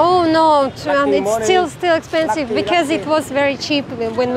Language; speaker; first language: English; non-native, learner; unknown